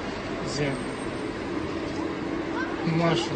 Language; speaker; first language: Arabic; native; Arabic